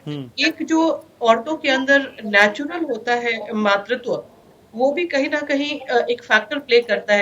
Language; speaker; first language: Hindi; native; Hindi